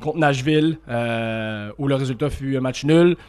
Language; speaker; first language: French; native; French